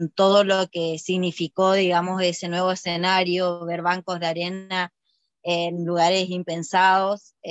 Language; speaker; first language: Spanish; native; Spanish